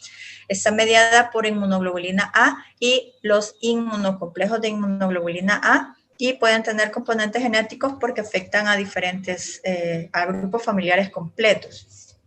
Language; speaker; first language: Spanish; native; Spanish